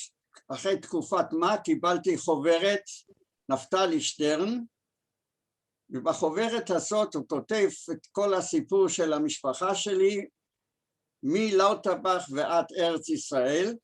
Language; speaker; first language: Hebrew; early bilingual, other home language; German